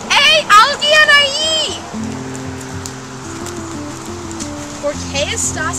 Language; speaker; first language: Spanish; non-native, learner; English